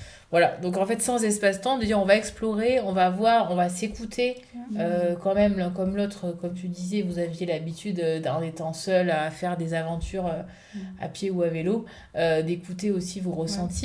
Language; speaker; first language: French; native; French